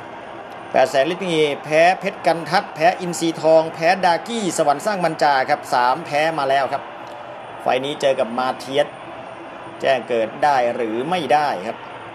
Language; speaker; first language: Thai; native; Thai